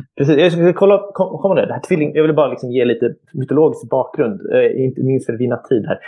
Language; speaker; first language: Swedish; native; Swedish